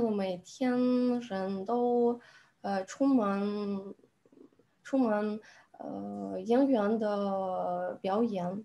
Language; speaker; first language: Chinese; non-native, learner; Russian